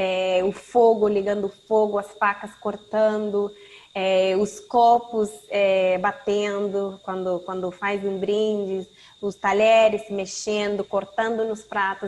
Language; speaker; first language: Portuguese; non-native, fluent; Spanish